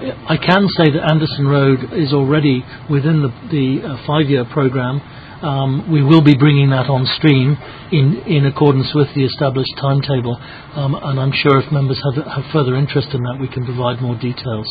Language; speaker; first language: English; native; English